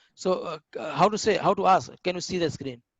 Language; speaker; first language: English; non-native, learner; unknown